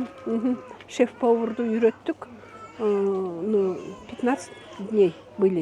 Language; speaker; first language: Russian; non-native, local second language; Kyrgyz